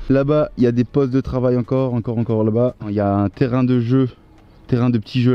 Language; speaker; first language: French; native; French